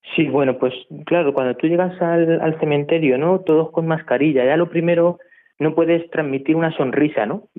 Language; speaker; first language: Spanish; native; Spanish